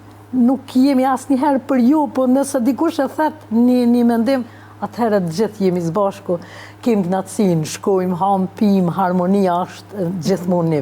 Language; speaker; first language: Albanian; native; Albanian